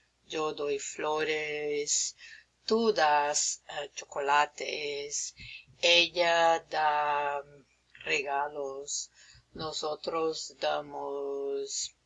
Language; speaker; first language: Spanish; non-native, fluent; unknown